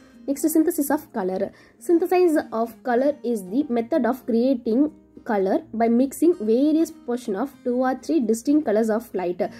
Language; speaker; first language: English; non-native, local second language; Tamil